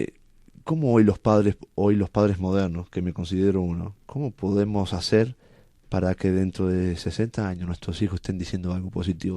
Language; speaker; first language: Spanish; native; Spanish